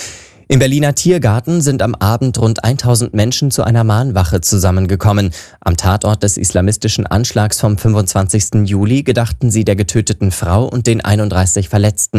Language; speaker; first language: German; native; German